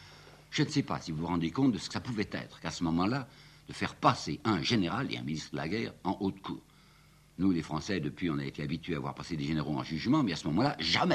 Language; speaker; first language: French; native; French